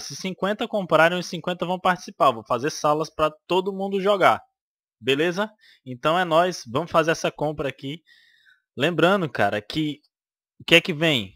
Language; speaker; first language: Portuguese; native; Portuguese